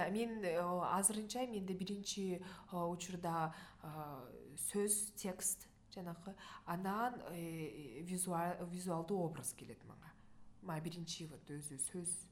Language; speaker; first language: Kyrgyz; non-native, local second language; Russian